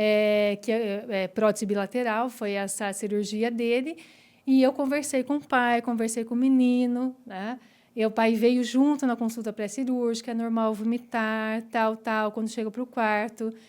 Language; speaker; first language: Portuguese; native; Portuguese